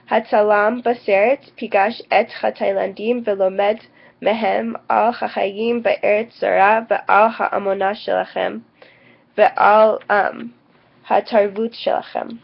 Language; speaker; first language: Hebrew; non-native, learner; English